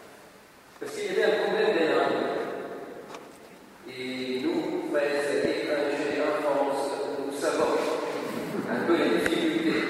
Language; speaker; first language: French; non-native, learner; Italian